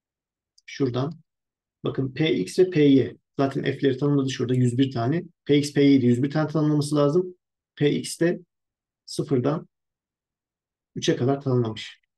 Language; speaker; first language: Turkish; native; Turkish